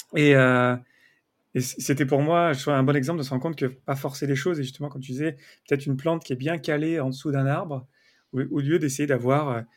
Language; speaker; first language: French; native; French